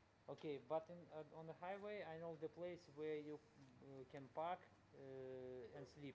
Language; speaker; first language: English; non-native, learner; Russian